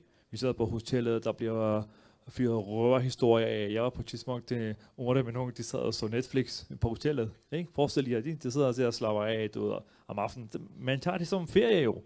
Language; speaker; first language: Danish; early bilingual, other home language; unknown